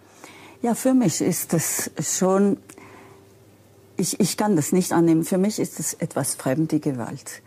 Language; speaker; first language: German; non-native, local second language; French